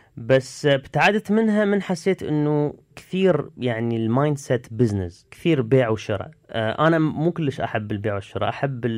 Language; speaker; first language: Arabic; early bilingual, heritage; Arabic